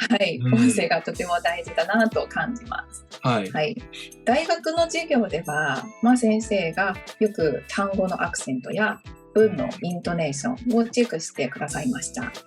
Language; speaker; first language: Japanese; non-native, fluent; Chinese